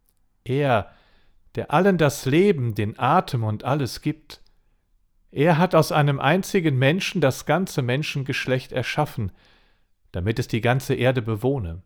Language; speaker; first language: German; native; German